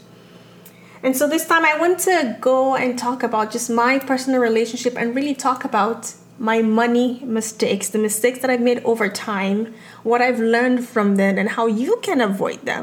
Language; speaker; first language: English; non-native, local second language; Yoruba